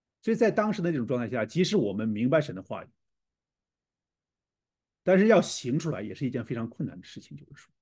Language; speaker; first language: Chinese; native; Chinese